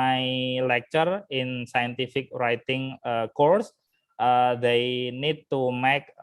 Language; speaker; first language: English; non-native, fluent; Indonesian